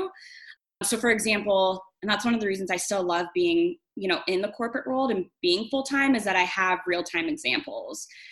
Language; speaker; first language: English; native; English